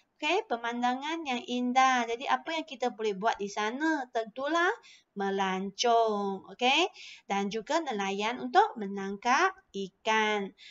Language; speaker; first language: Malay; non-native, local second language; Chinese